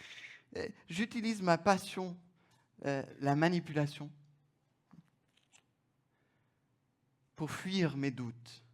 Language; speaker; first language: French; non-native, fluent; German